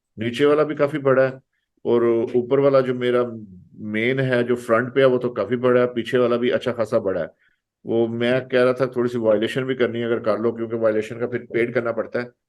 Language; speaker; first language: Urdu; non-native, local second language; Punjabi